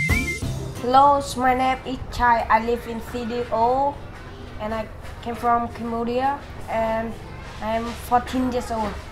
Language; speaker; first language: English; non-native, learner; Khmer